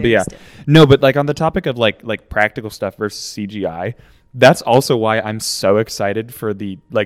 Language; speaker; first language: English; native; English